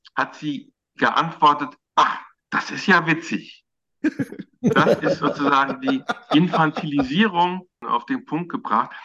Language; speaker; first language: German; native; German